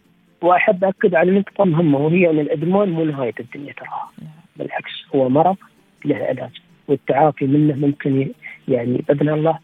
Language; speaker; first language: Arabic; native; Arabic